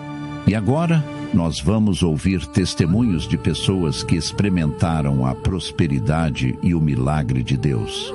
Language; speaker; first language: Portuguese; native; Portuguese